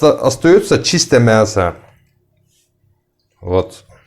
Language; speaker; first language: Russian; non-native, learner; Turkish